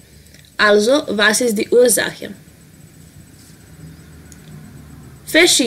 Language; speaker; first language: German; non-native, fluent; Serbian